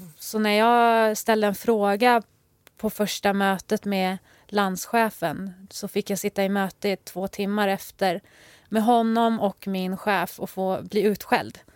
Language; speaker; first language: Swedish; early bilingual, other home language; Persian